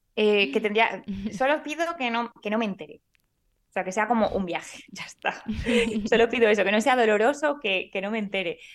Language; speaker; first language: Spanish; native; Spanish